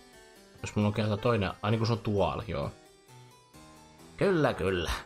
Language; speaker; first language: Finnish; native; Finnish